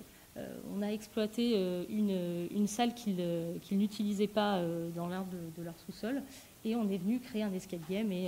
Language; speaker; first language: French; native; French